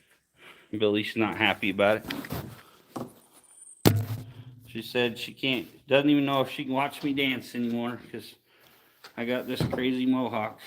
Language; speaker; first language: English; native; English